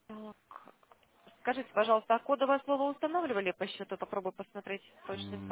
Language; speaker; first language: Russian; native; Russian